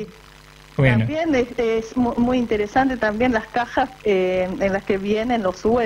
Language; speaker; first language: Spanish; non-native, fluent; Japanese